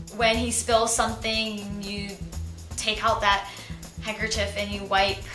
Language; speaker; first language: English; early bilingual, other home language; Japanese